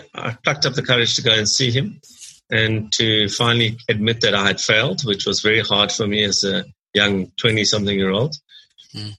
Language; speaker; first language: English; native; English